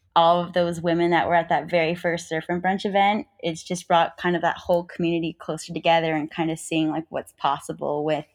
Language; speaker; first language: English; native; English